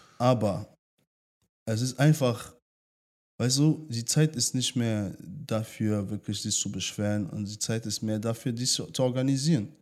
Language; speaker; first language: German; early bilingual, other home language; French